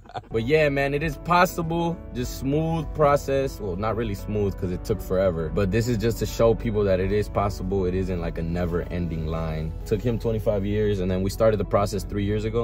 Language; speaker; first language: English; early bilingual, other home language; Spanish